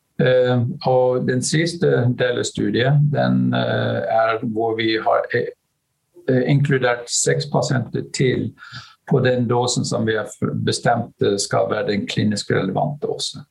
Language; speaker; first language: Norwegian; non-native, fluent; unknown